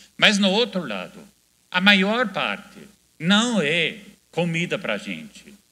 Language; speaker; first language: Portuguese; non-native, fluent; German